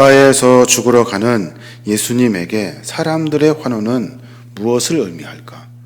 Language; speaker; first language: Korean; native; Korean